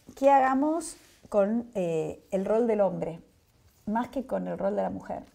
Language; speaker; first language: Spanish; native; Spanish